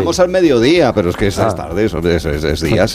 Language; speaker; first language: Spanish; native; Spanish